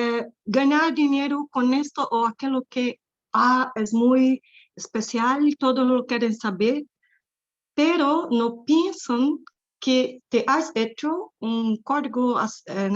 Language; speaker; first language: Spanish; non-native, fluent; Portuguese